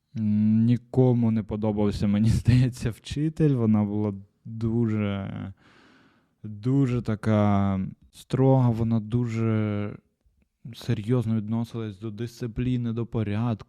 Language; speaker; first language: Ukrainian; non-native, local second language; Russian